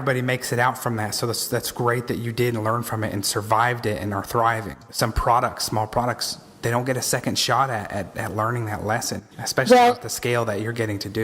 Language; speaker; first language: English; native; English